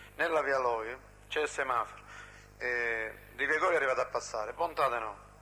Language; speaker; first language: Italian; non-native, local second language; Sicilian